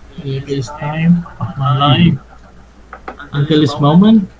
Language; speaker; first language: English; non-native, fluent; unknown